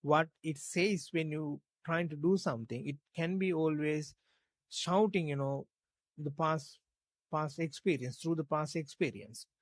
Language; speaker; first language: English; non-native, local second language; Sinhala